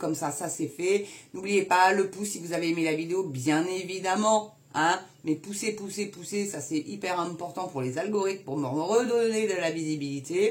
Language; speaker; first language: French; native; French